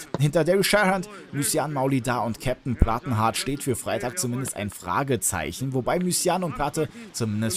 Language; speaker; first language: German; native; German